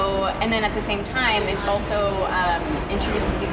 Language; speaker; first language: English; native; English